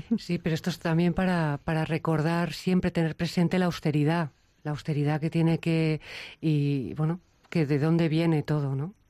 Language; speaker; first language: Spanish; native; Spanish